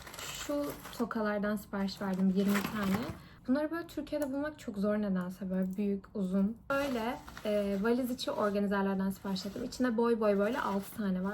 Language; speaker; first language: Turkish; early bilingual, heritage; Turkish